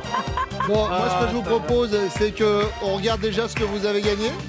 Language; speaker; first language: French; native; French